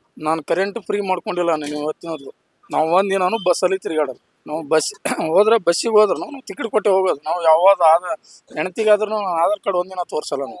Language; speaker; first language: Kannada; native; Kannada